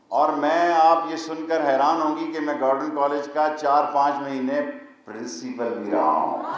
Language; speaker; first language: Urdu; non-native, local second language; Punjabi